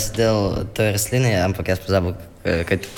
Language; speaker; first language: Slovenian; non-native, learner; Russian